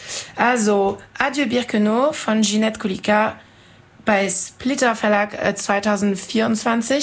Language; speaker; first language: German; non-native, fluent; French